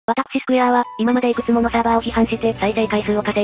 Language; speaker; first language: Japanese; native; Japanese